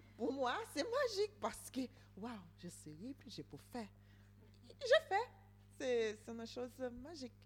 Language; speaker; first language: French; non-native, learner; Spanish